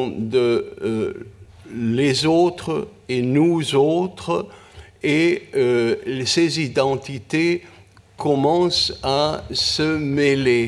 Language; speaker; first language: French; non-native, fluent; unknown